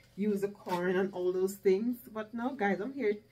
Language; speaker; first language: English; non-native, local second language; Jamaican Creole English